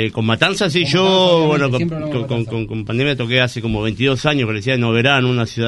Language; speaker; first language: Spanish; native; Spanish